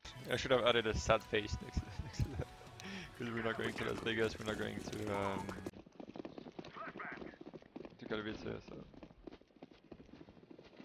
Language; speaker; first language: English; non-native, fluent; French